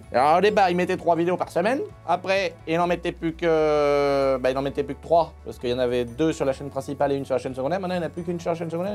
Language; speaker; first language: French; native; French